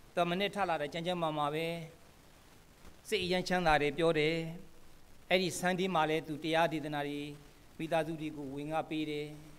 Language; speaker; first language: Burmese; non-native, local second language; Kachin